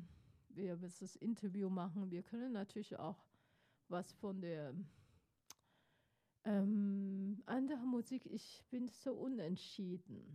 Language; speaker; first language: German; non-native, fluent; Chinese